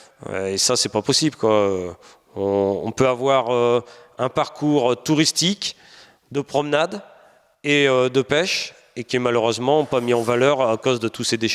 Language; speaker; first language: French; native; French